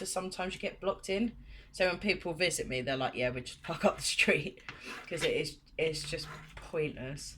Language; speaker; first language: English; native; English